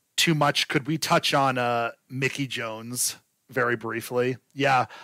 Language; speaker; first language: English; native; English